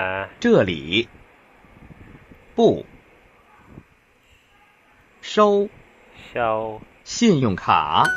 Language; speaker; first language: Chinese; non-native, learner; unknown